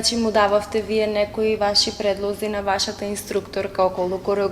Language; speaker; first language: Macedonian; native; Macedonian